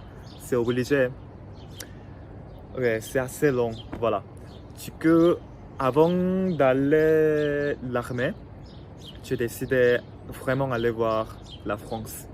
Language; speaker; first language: French; non-native, fluent; Korean